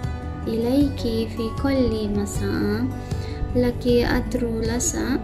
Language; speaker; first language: Arabic; non-native, learner; Malay